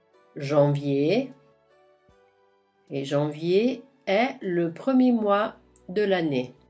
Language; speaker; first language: French; non-native, fluent; Italian